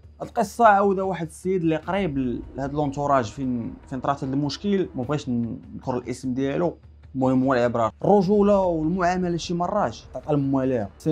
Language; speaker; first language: Arabic; native; Arabic